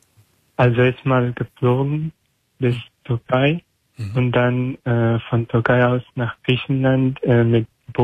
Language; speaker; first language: German; non-native, learner; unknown